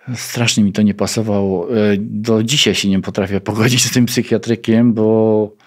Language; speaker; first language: Polish; native; Polish